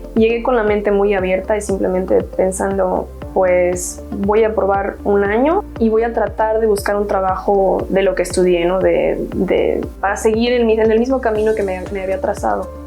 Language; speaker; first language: Spanish; native; Spanish